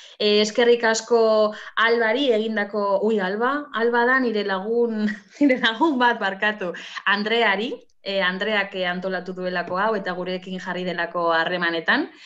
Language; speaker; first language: Basque; non-native, local second language; Spanish